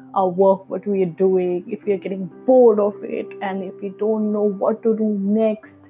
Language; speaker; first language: English; non-native, local second language; Hindi